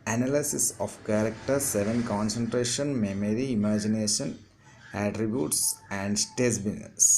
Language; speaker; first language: English; non-native, local second language; Telugu